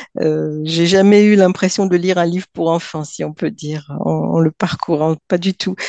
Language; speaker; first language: French; native; French